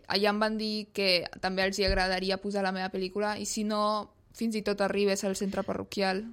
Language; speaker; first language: Catalan; early bilingual, other home language; Polish